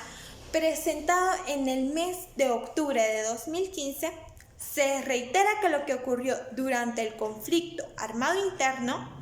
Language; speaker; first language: Spanish; native; Spanish